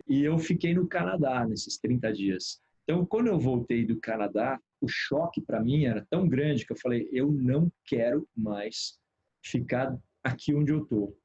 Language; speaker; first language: Portuguese; native; Portuguese